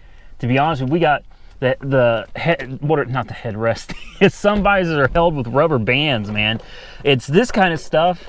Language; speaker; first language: English; native; English